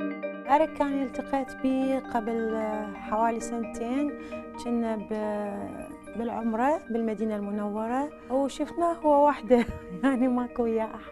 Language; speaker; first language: Arabic; native; Arabic